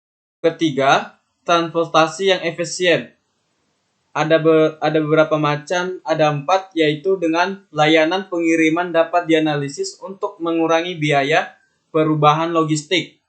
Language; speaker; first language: Indonesian; native; Indonesian